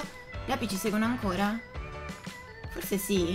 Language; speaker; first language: Italian; native; Italian